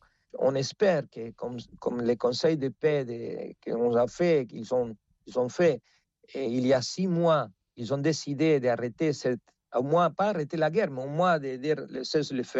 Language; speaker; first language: French; non-native, fluent; Spanish